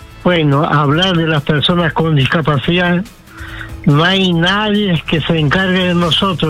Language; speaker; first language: Spanish; native; Spanish